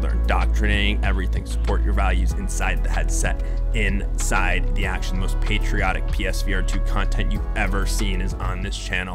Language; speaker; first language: English; native; English